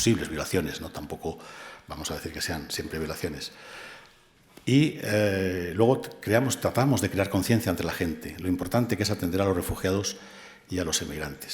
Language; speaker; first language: Spanish; native; Spanish